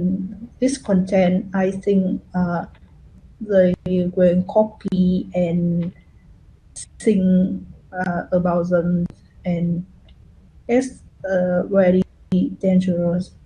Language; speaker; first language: English; non-native, learner; Vietnamese